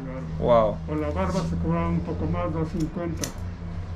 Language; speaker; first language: Spanish; native; Spanish